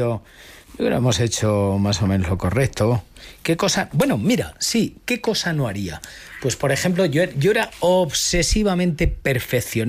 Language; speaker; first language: Spanish; native; Spanish